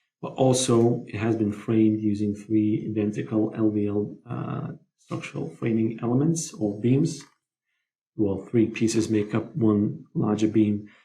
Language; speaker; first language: English; non-native, fluent; Lithuanian